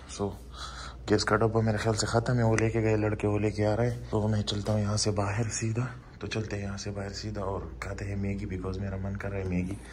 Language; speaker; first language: Urdu; non-native, fluent; Pashto